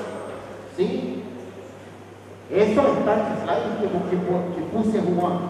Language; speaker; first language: Spanish; non-native, fluent; Portuguese